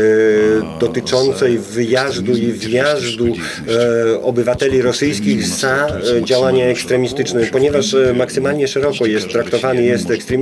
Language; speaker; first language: Polish; non-native, fluent; Russian